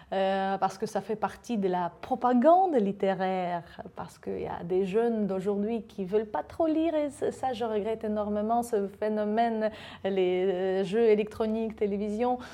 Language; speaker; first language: French; non-native, fluent; Russian